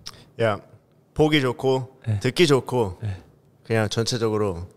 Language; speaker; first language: Korean; early bilingual, heritage; Korean